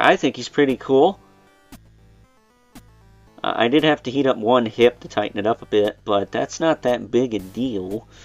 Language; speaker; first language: English; native; English